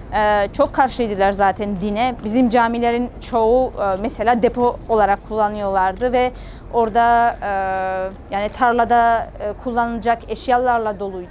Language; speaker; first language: Turkish; non-native, fluent; Georgian